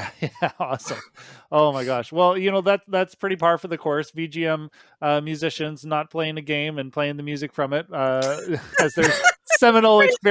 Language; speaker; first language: English; native; English